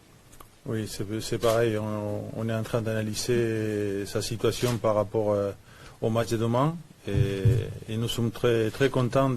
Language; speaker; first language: French; non-native, fluent; Spanish